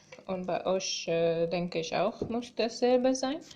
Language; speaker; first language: German; non-native, fluent; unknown